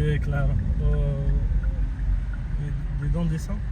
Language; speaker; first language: Spanish; non-native, fluent; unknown